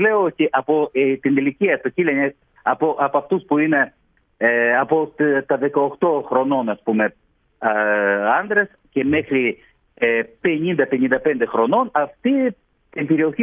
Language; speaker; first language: Greek; early bilingual, heritage; Greek